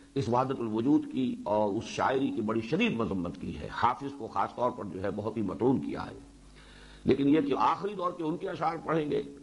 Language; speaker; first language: Urdu; native; Urdu